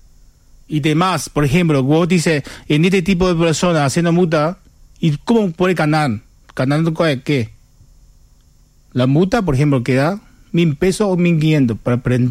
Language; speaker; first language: Spanish; non-native, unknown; Chinese